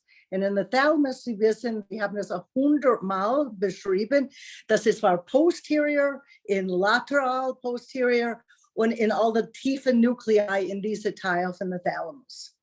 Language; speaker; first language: German; non-native, learner; English